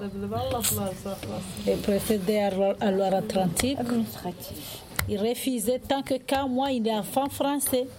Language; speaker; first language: French; non-native, learner; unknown